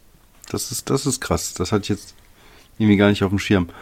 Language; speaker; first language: German; native; German